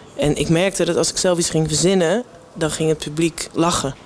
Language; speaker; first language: Dutch; native; Dutch